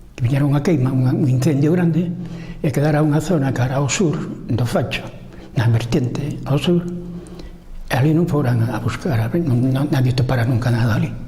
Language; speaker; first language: Galician; native; Galician